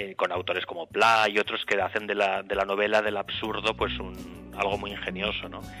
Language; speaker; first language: Spanish; native; Spanish